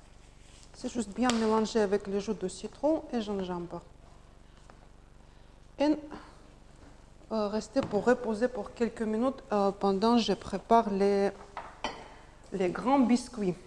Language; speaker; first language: French; non-native, learner; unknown